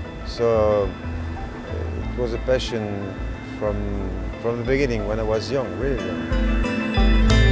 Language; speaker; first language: English; non-native, fluent; French